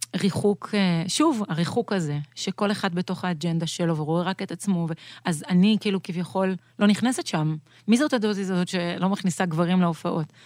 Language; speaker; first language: Hebrew; native; Hebrew